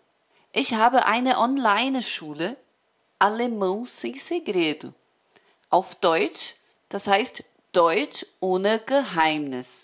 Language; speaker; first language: German; non-native, fluent; Portuguese